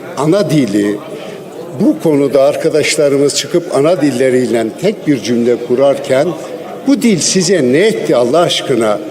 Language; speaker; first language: Turkish; non-native, local second language; Kurdish